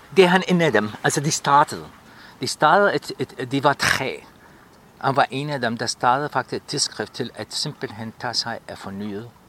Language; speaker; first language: Danish; non-native, fluent; Arabic